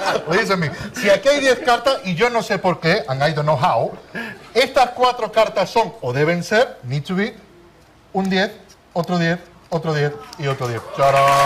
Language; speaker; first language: Spanish; native; Spanish